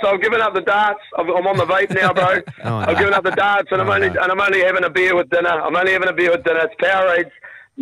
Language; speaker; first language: English; native; English